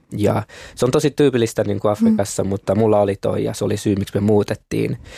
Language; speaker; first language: Finnish; early bilingual, other home language; Kinyarwanda